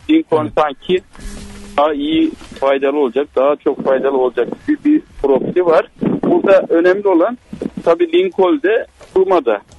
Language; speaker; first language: Turkish; native; Turkish